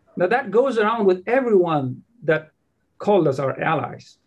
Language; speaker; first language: English; non-native, fluent; Persian